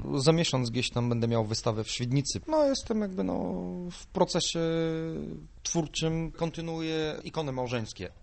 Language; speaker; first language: Polish; non-native, fluent; Bulgarian